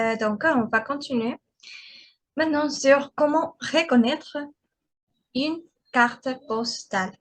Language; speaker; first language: French; non-native, learner; Spanish